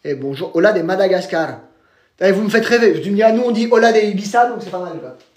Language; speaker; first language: French; native; French